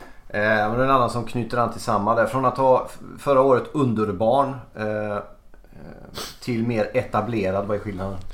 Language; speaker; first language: Swedish; native; Swedish